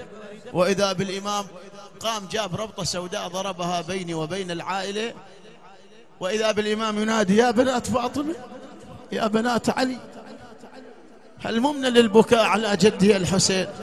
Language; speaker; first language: Arabic; native; Arabic